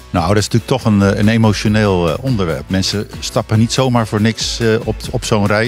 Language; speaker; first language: Dutch; native; Dutch